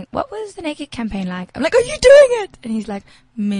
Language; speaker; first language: English; native; English